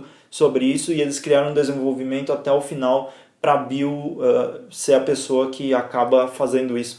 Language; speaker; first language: Portuguese; native; Portuguese